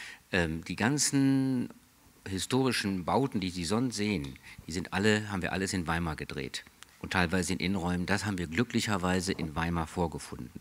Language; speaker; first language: German; native; German